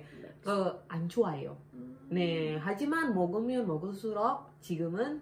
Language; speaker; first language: Korean; non-native, learner; Indonesian